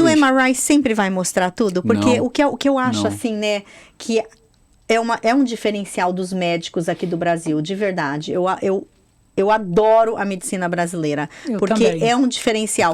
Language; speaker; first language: Portuguese; native; Portuguese